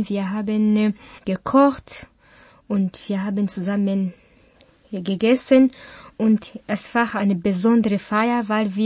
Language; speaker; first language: German; non-native, learner; Kinyarwanda